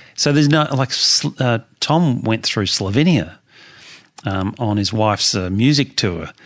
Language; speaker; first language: English; native; English